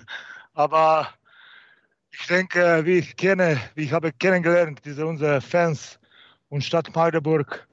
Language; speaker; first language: German; non-native, learner; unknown